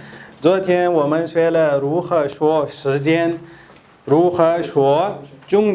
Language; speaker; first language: Chinese; non-native, fluent; Pashto